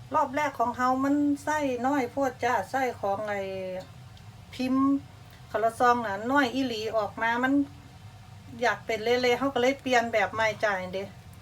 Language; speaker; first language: Thai; native; Thai